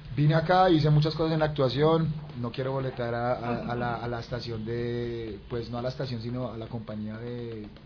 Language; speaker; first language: Spanish; native; Spanish